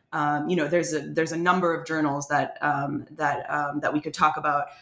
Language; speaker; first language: English; non-native, fluent; French